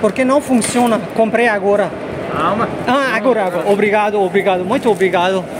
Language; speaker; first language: Portuguese; non-native, learner; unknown